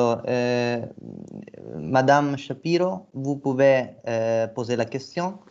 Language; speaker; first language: French; non-native, fluent; Italian